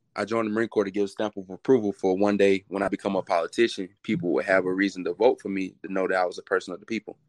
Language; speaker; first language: English; native; English